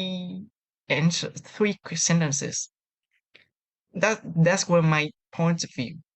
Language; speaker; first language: English; non-native, learner; Vietnamese